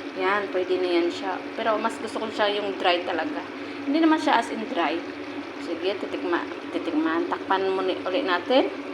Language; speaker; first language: Filipino; non-native, local second language; Hiligaynon